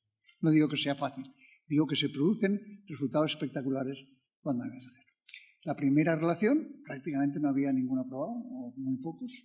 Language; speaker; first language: Spanish; native; Spanish